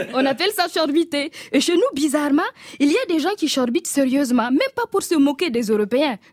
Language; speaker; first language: French; non-native, local second language; Mossi